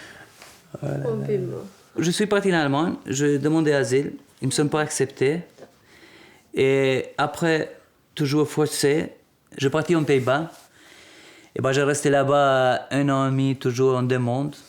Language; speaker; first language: French; non-native, learner; Albanian